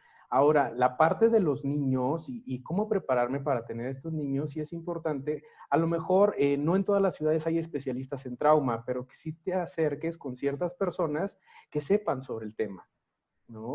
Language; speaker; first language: Spanish; native; Spanish